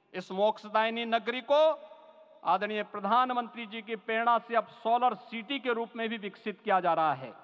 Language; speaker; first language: Hindi; native; Hindi